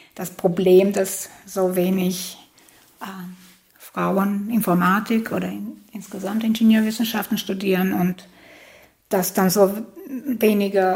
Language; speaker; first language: German; non-native, fluent; Albanian